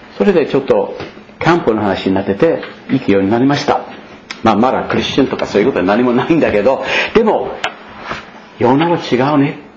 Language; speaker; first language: Japanese; non-native, fluent; English